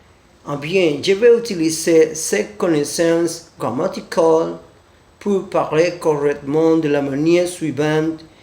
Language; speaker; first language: French; non-native, learner; Spanish